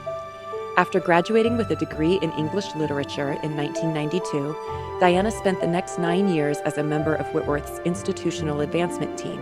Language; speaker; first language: English; native; English